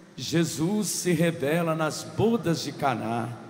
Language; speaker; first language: Portuguese; native; Portuguese